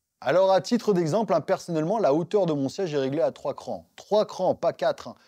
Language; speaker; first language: French; native; French